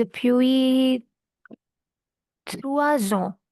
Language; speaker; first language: French; non-native, learner; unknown